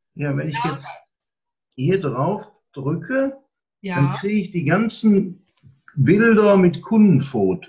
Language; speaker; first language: German; native; German